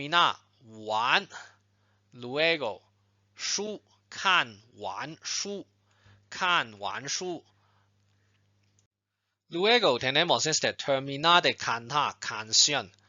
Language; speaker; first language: Spanish; non-native, fluent; Chinese